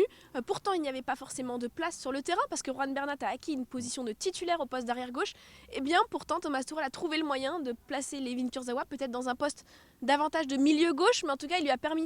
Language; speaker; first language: French; native; French